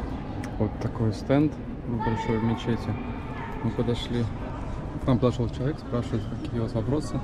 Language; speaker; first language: Russian; native; Russian